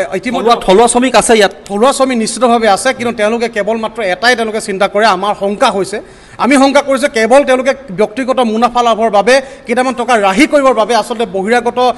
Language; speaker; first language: Assamese; native; Assamese